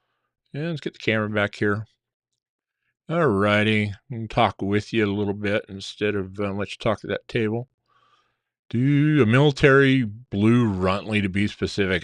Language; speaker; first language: English; native; English